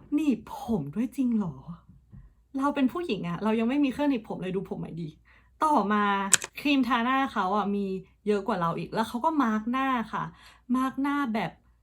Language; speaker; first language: Thai; early bilingual, heritage; Thai